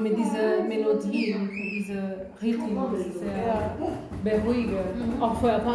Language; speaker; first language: German; non-native, learner; Portuguese